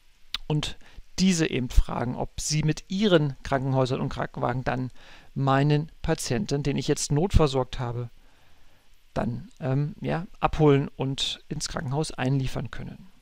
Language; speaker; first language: German; native; German